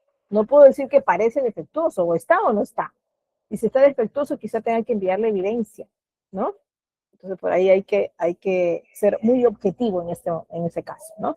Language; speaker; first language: Spanish; native; Spanish